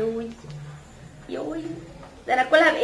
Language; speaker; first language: Arabic; native; Arabic